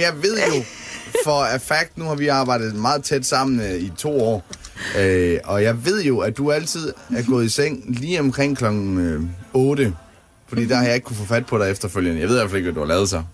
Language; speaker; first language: Danish; native; Danish